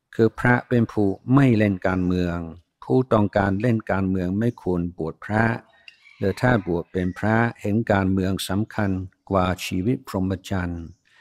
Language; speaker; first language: Thai; non-native, fluent; English